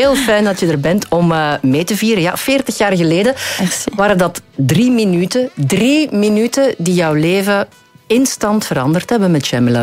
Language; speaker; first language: Dutch; native; Dutch